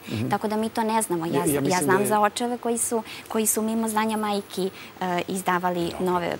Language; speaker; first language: Serbian; native; Serbian